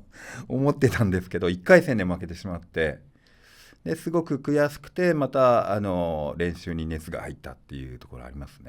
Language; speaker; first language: Japanese; native; Japanese